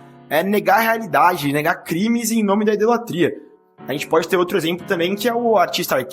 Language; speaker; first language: Portuguese; native; Portuguese